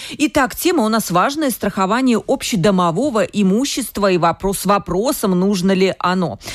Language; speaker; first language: Russian; native; Russian